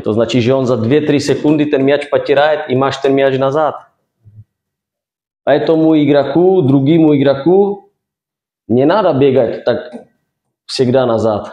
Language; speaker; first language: Russian; non-native, fluent; Czech